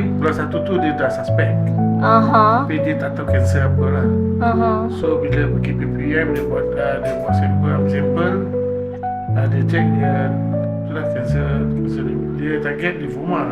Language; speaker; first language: Malay; native; Malay